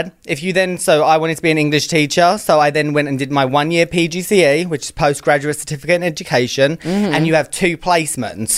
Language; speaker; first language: English; native; English